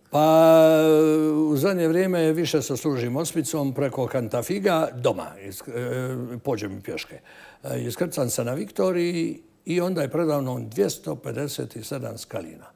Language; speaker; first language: Croatian; native; Croatian